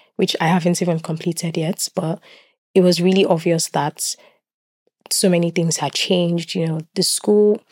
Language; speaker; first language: English; non-native, local second language; Yoruba